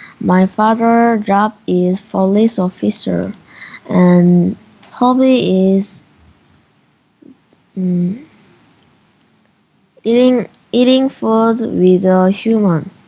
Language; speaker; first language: English; non-native, learner; Korean